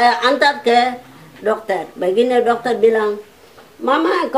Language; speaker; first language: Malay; non-native, local second language; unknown